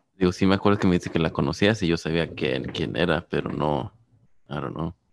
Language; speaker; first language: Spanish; early bilingual, heritage; Spanish